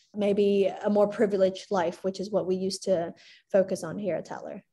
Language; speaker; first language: English; non-native, local second language; Cantonese